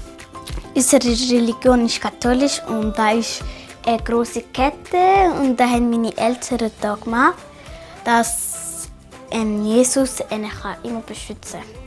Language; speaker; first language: German; early bilingual, other home language; Tigrinya